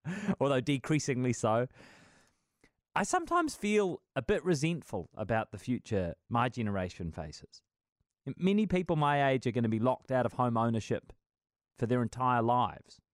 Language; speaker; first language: English; native; English